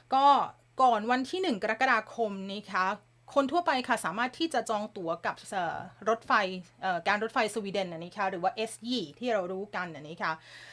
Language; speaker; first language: Thai; native; Thai